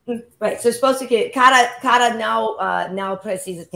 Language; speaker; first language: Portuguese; non-native, learner; English